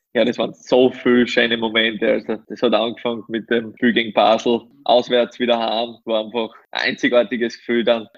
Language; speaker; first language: German; native; German